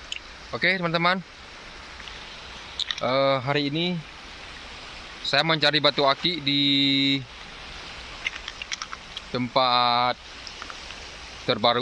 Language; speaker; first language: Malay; non-native, local second language; Achinese